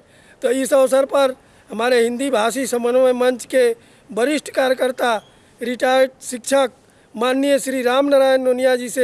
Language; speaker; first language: Hindi; native; Hindi